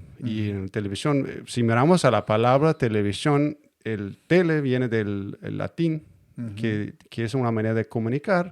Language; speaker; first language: Spanish; non-native, learner; Danish